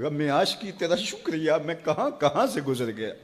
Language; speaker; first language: Urdu; native; Urdu